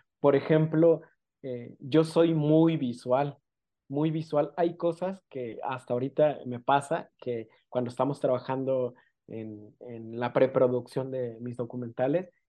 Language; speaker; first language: Spanish; non-native, local second language; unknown